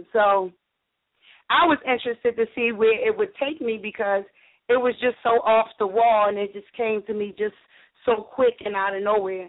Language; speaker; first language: English; native; English